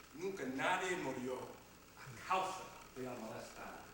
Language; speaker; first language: Spanish; non-native, learner; English